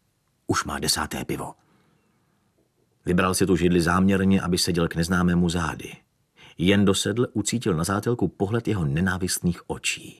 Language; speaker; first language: Czech; native; Czech